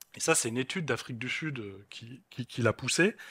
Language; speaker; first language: French; native; French